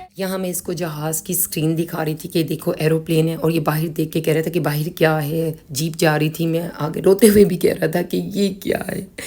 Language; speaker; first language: Urdu; native; Urdu